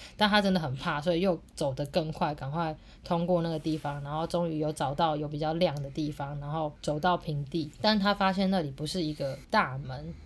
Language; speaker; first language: Chinese; native; Chinese